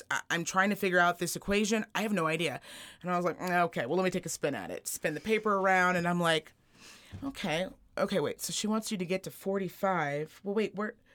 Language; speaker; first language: English; native; English